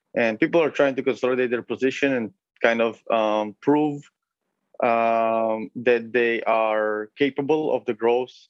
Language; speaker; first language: English; non-native, fluent; Hebrew